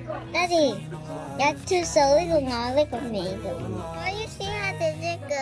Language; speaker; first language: Cantonese; early bilingual, heritage; English